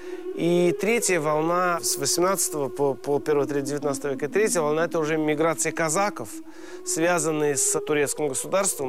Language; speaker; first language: Russian; native; Russian